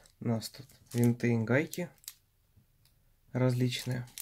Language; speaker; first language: Russian; native; Russian